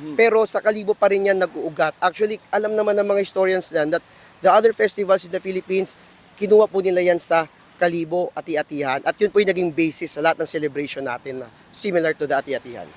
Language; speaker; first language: Filipino; non-native, local second language; Aklanon